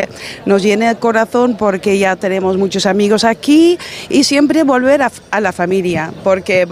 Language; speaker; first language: Spanish; non-native, fluent; Dutch